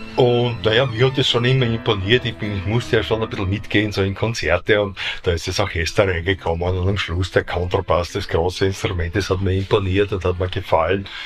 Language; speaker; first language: German; native; German